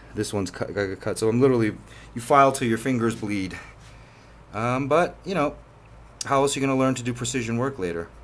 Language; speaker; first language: English; native; English